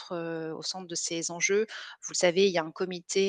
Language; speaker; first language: French; native; French